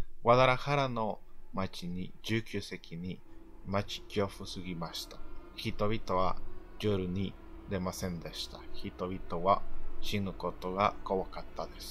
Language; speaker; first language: Japanese; non-native, learner; Spanish